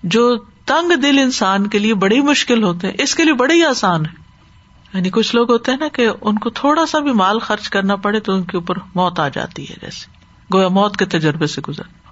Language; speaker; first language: Urdu; native; Urdu